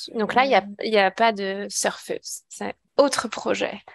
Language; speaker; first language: French; native; French